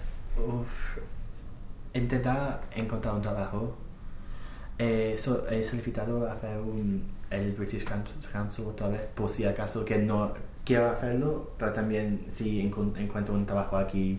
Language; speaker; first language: Spanish; non-native, fluent; English